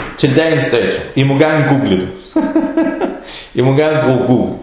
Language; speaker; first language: Danish; early bilingual, other home language; Arabic